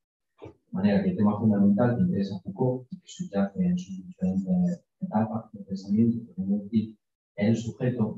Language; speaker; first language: Spanish; native; Spanish